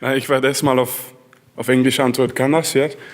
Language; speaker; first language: German; non-native, learner; French